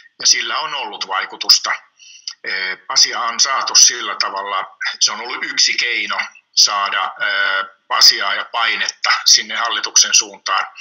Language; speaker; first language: Finnish; native; Finnish